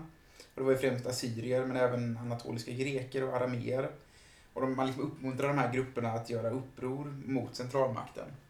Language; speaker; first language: Swedish; native; Swedish